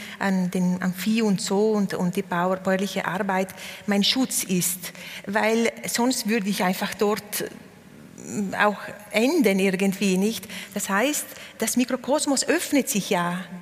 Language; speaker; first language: German; non-native, local second language; Ladin